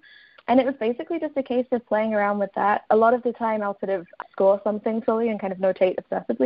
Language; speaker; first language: English; native; English